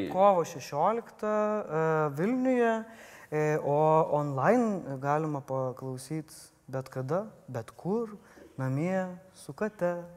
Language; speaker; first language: Lithuanian; native; Lithuanian